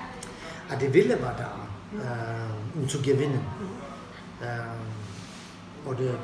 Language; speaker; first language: German; non-native, fluent; Swedish